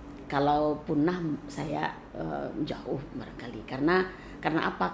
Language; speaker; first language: Indonesian; non-native, local second language; Minangkabau